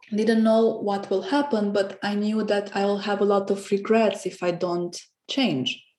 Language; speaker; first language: English; non-native, fluent; Romanian